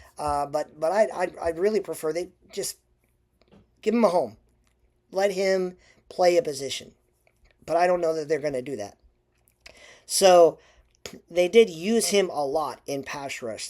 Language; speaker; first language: English; native; English